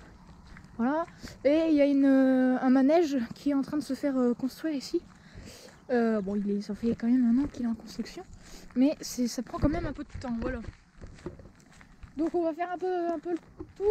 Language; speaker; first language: French; native; French